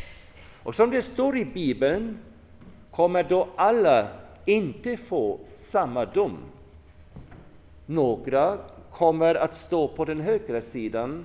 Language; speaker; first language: Swedish; non-native, fluent; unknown